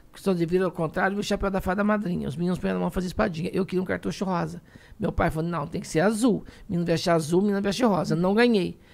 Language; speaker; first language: Portuguese; native; Portuguese